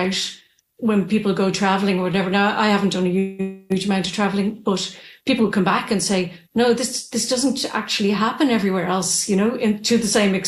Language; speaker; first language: English; native; English